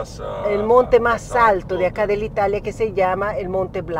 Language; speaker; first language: Spanish; native; Spanish